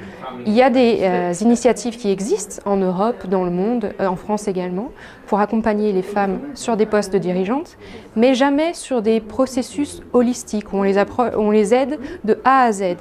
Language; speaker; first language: French; native; French